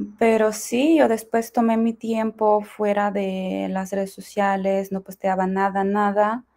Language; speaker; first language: Spanish; non-native, fluent; Ukrainian